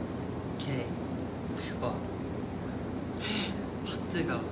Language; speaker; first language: Korean; non-native, fluent; Japanese